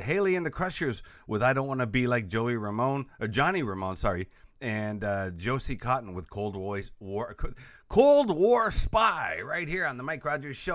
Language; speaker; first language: English; native; English